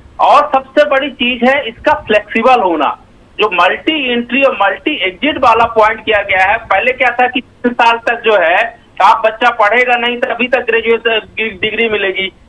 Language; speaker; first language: Hindi; native; Hindi